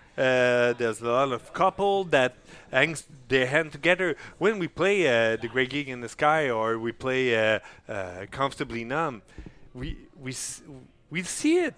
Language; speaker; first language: English; non-native, fluent; French